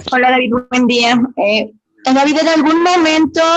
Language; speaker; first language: Spanish; native; Spanish